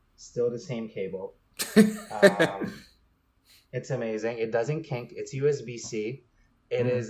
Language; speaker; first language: English; native; English